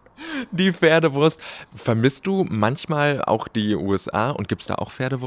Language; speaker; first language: German; native; German